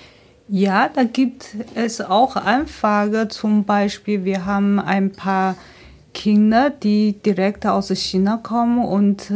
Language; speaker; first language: German; non-native, fluent; Chinese